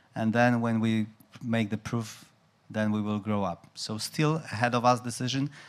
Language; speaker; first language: English; non-native, fluent; Polish